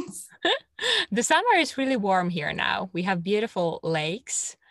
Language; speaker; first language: English; non-native, fluent; Finnish